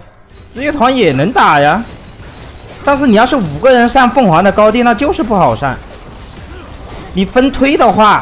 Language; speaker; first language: Chinese; native; Chinese